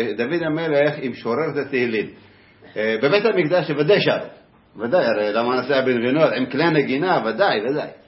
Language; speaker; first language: Hebrew; native; Hebrew